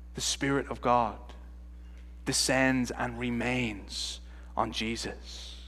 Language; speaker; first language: English; native; English